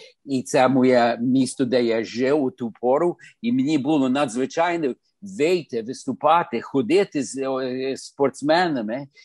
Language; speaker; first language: Ukrainian; early bilingual, heritage; Ukrainian